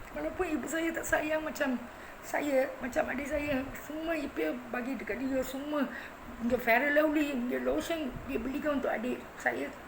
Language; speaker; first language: Malay; non-native, local second language; Tamil